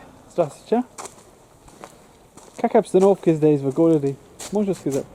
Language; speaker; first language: Russian; non-native, fluent; English